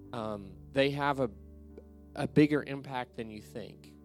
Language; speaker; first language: English; native; English